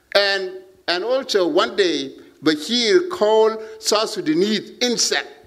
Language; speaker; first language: English; non-native, learner; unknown